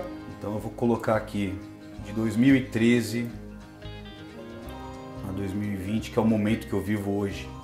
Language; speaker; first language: Portuguese; native; Portuguese